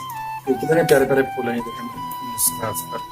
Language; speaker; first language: Hindi; non-native, local second language; Punjabi